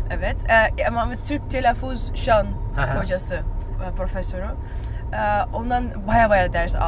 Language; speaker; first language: Turkish; early bilingual, heritage; Turkish